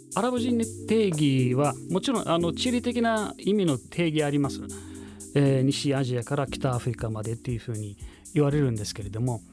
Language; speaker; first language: Japanese; non-native, fluent; Arabic